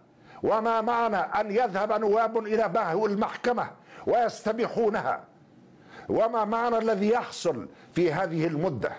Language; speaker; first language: Arabic; native; Arabic